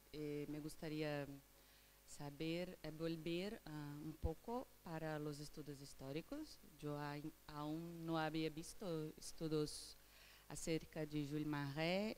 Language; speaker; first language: Spanish; non-native, fluent; Portuguese